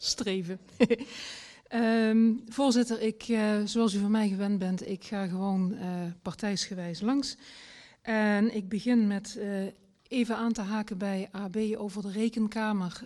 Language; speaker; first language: Dutch; native; Dutch